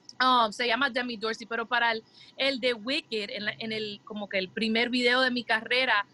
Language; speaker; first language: Spanish; early bilingual, heritage; Spanish